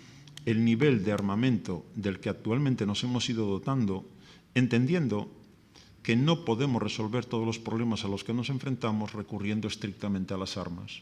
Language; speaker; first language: Spanish; native; Spanish